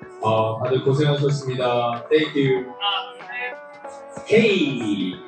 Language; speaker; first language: Korean; native; Korean